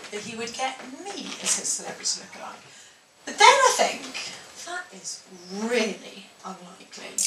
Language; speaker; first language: English; native; English